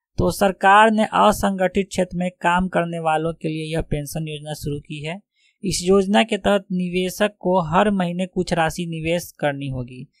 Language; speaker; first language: Hindi; native; Hindi